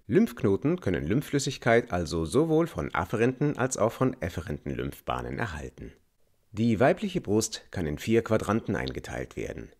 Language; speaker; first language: German; native; German